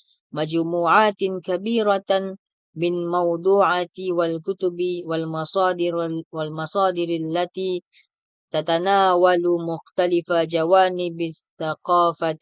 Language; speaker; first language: Arabic; non-native, learner; Indonesian